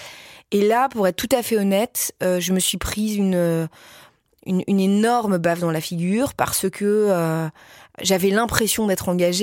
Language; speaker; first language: French; native; French